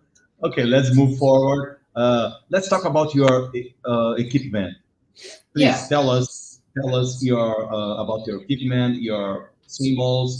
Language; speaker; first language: English; non-native, learner; Portuguese